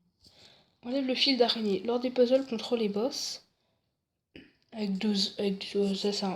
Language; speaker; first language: French; native; French